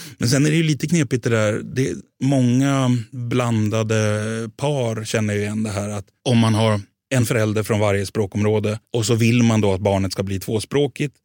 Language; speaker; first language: Swedish; native; Swedish